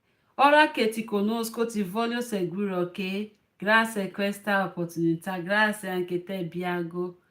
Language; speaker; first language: Italian; non-native, learner; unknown